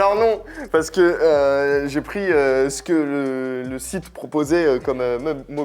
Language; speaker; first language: French; native; French